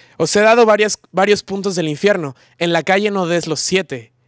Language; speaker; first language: Spanish; native; Spanish